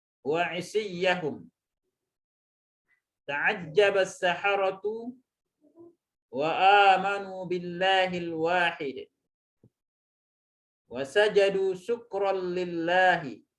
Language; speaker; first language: Arabic; non-native, fluent; Indonesian